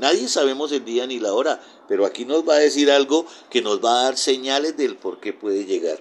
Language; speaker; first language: Spanish; native; Spanish